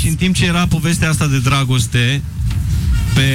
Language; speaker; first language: Romanian; native; Romanian